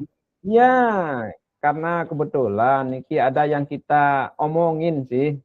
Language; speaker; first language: Indonesian; non-native, local second language; Sasak